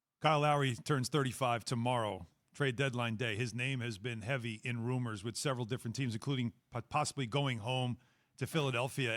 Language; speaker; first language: English; native; English